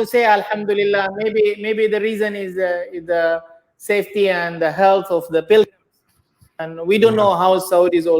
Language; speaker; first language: English; non-native, learner; Indonesian